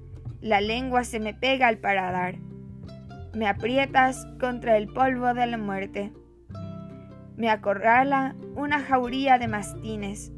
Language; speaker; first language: Spanish; native; Spanish